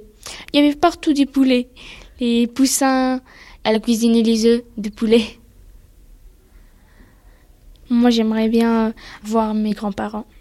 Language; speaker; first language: French; early bilingual, other home language; Pashto